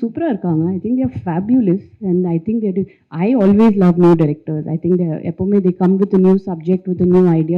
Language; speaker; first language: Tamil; non-native, fluent; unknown